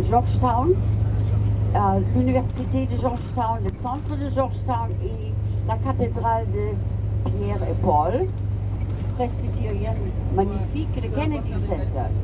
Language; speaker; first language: French; non-native, fluent; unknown